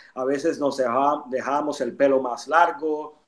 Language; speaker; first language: Spanish; native; Spanish